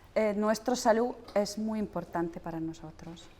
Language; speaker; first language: Spanish; non-native, learner; Russian